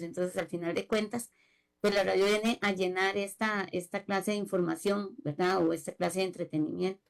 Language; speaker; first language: Spanish; native; Spanish